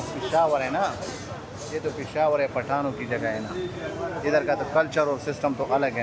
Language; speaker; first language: Hindi; non-native, local second language; Pashto